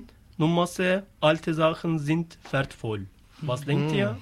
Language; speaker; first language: German; non-native, learner; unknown